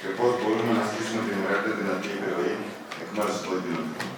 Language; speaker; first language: Greek; native; Greek